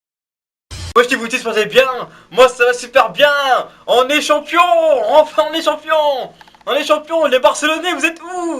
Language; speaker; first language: French; native; French